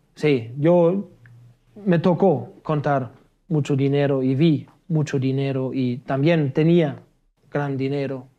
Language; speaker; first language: Spanish; non-native, fluent; German